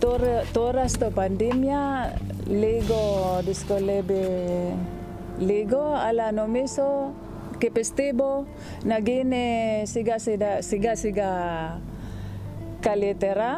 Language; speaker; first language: Greek; non-native, learner; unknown